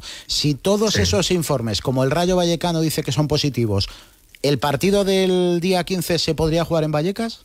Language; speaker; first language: Spanish; native; Spanish